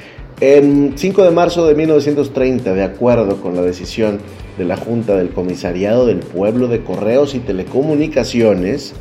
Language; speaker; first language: Spanish; native; Spanish